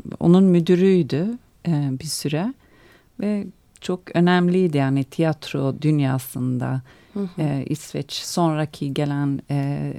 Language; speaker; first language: Turkish; early bilingual, heritage; Turkish